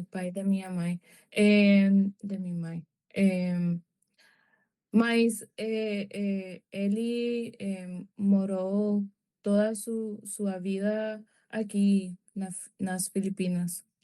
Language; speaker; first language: Portuguese; non-native, learner; Spanish